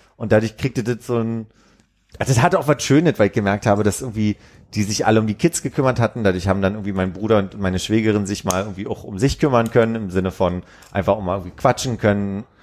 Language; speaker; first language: German; native; German